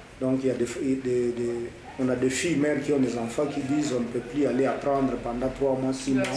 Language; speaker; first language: French; non-native, local second language; Swahili